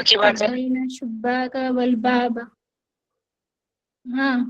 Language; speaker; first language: Arabic; non-native, learner; Urdu